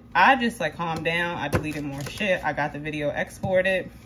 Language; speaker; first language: English; native; English